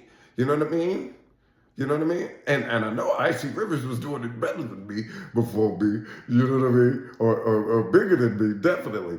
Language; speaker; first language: English; native; English